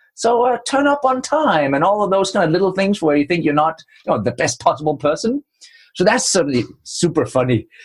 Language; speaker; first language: English; non-native, fluent; Danish